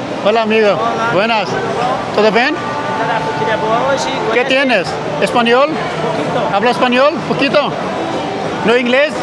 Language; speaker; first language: Spanish; non-native, learner; Hindi